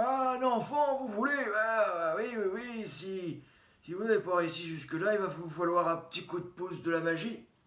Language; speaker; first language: French; native; French